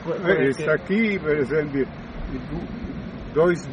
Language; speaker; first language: Spanish; non-native, learner; Italian